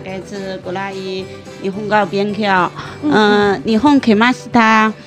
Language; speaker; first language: Japanese; non-native, fluent; Chinese